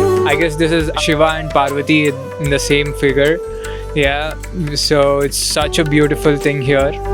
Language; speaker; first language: English; non-native, local second language; Telugu